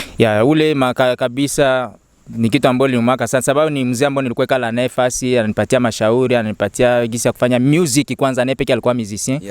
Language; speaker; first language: Swahili; native; Swahili